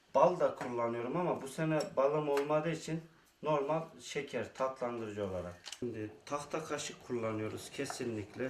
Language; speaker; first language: Turkish; native; Turkish